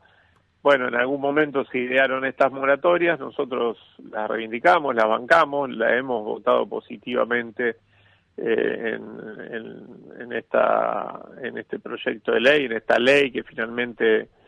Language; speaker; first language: Spanish; native; Spanish